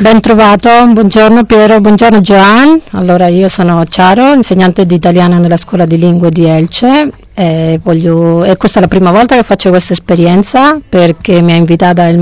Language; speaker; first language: Italian; non-native, fluent; Spanish